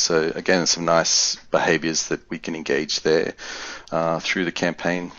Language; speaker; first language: English; native; English